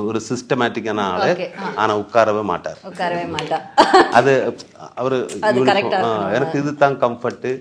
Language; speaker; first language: Tamil; non-native, learner; Malayalam